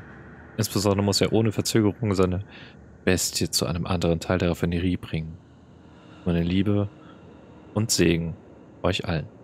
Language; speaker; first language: German; native; German